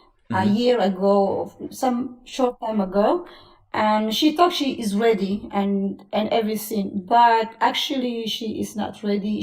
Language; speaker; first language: English; non-native, fluent; Italian